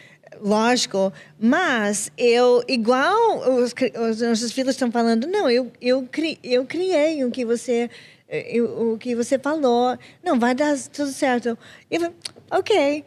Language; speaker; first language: Portuguese; non-native, fluent; English